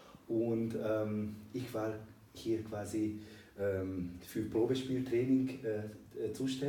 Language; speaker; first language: German; non-native, fluent; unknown